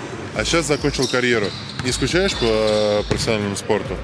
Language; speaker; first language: Russian; native; Russian